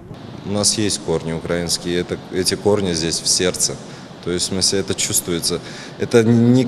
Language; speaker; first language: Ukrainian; early bilingual, heritage; Ukrainian